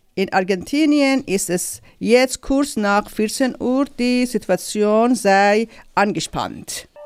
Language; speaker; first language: German; non-native, fluent; Persian